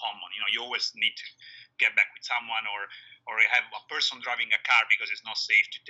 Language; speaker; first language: English; non-native, fluent; Italian